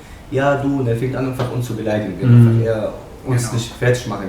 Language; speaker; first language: German; non-native, fluent; Arabic